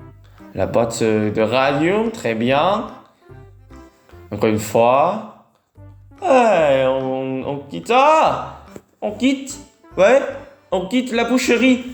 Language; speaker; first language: French; non-native, learner; Vietnamese